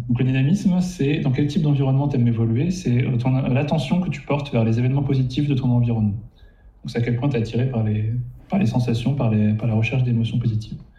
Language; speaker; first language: French; native; French